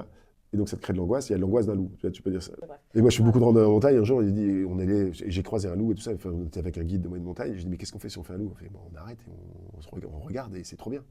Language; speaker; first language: French; native; French